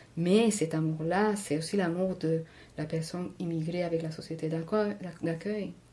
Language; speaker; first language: French; non-native, fluent; Spanish